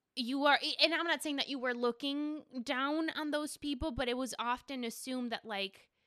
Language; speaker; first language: English; early bilingual, other home language; Spanish